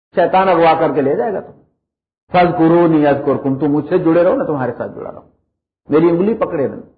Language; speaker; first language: Urdu; non-native, local second language; Punjabi